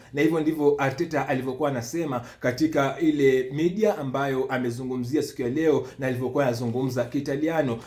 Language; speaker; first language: Swahili; native; Swahili